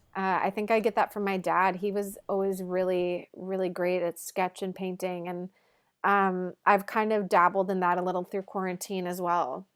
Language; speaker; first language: English; native; English